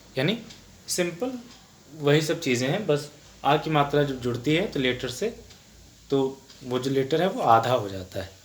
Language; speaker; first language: Hindi; native; Hindi